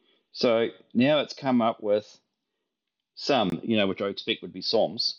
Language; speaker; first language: English; native; English